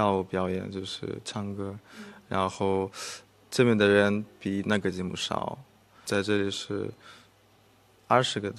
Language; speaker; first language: Chinese; non-native, fluent; Russian